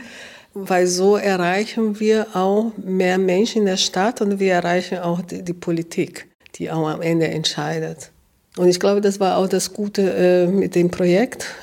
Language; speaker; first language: German; non-native, fluent; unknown